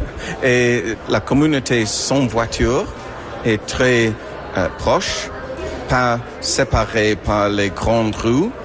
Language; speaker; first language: French; non-native, fluent; English